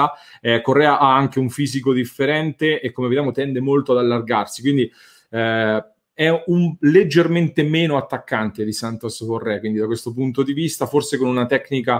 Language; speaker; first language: Italian; native; Italian